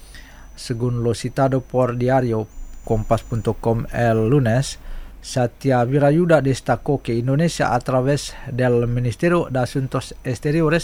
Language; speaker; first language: Spanish; non-native, fluent; Indonesian